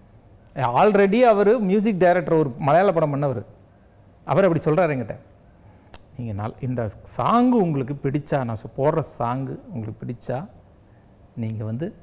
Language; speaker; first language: Tamil; native; Tamil